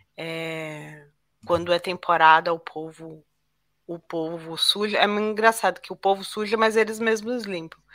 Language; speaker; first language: Portuguese; native; Portuguese